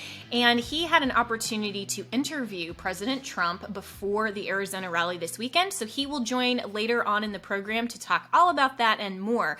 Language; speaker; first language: English; native; English